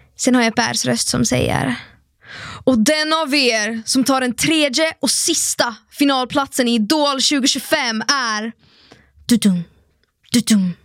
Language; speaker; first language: Swedish; native; Swedish